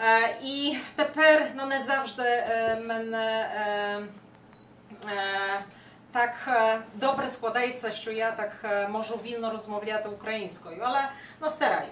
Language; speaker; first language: Ukrainian; non-native, fluent; Polish